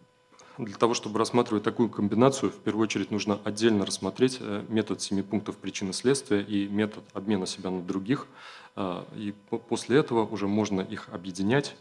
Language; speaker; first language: Russian; native; Russian